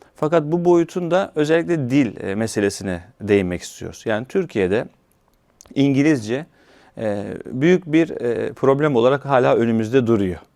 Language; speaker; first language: Turkish; native; Turkish